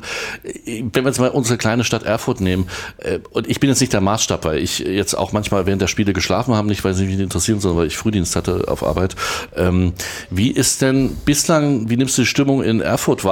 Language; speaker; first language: German; native; German